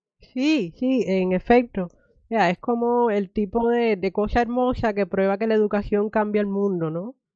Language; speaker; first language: Spanish; native; Spanish